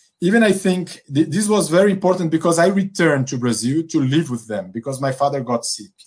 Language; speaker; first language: English; non-native, fluent; Portuguese